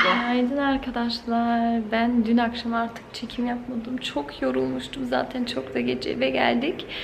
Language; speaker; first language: Turkish; early bilingual, heritage; Turkish